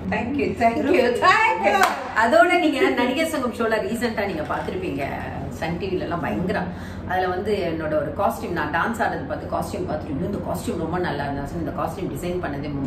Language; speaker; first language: Tamil; native; Tamil